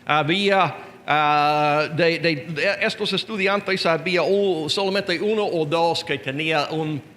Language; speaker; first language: Spanish; non-native, learner; English